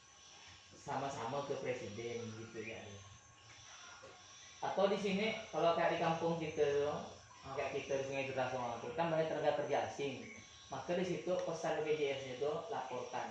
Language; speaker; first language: Malay; native; Malay